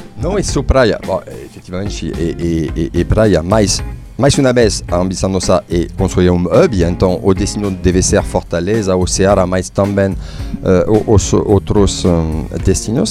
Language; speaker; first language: Portuguese; non-native, fluent; French